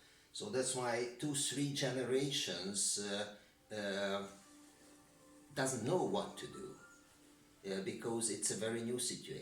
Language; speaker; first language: English; non-native, learner; Hungarian